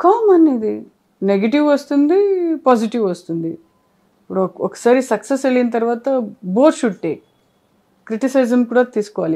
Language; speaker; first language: Telugu; non-native, local second language; Kannada